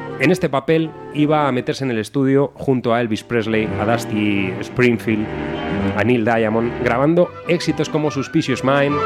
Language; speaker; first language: Spanish; native; Spanish